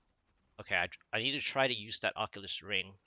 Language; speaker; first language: English; native; English